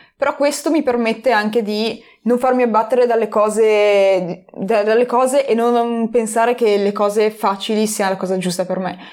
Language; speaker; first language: Italian; native; Italian